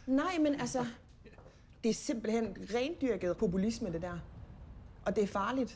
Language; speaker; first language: Danish; native; Danish